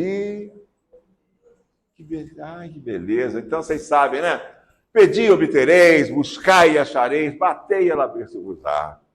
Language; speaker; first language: Portuguese; native; Portuguese